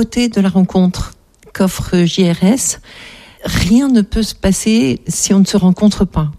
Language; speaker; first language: French; native; French